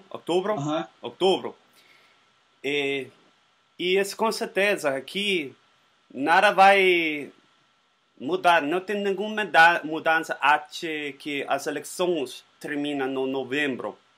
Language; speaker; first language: Portuguese; non-native, learner; Spanish